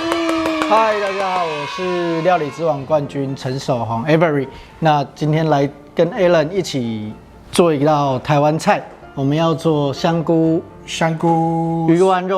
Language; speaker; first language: Chinese; native; Chinese